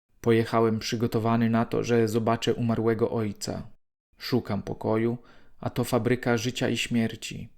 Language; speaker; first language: Polish; native; Polish